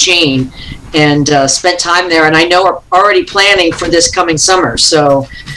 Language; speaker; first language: English; native; English